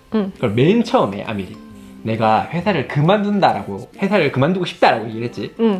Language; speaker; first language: Korean; native; Korean